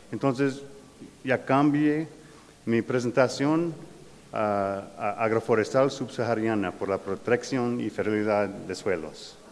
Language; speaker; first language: Spanish; non-native, learner; English